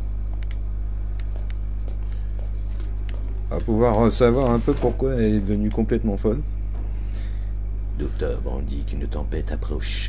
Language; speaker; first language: French; native; French